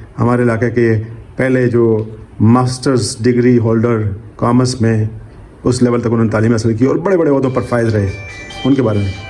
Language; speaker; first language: Urdu; non-native, local second language; Northern Hindko